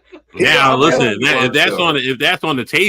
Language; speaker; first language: English; native; English